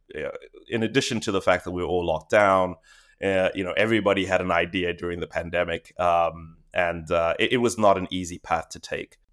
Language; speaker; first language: English; non-native, local second language; Shona